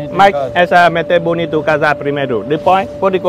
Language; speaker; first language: Portuguese; non-native, learner; Vietnamese